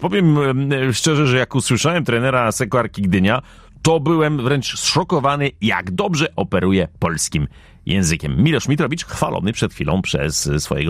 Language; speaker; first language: Polish; native; Polish